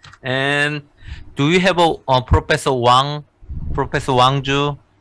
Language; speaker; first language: English; non-native, fluent; Korean